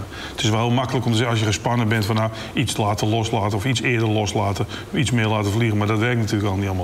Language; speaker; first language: Dutch; native; Dutch